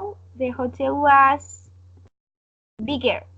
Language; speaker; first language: English; non-native, learner; Spanish